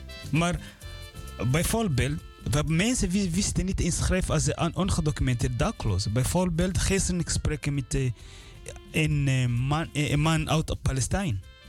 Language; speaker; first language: Dutch; non-native, learner; Swahili